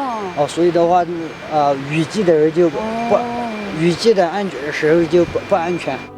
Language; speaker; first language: Chinese; native; Chinese